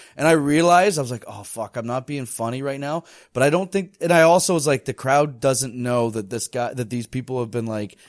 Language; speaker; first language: English; native; English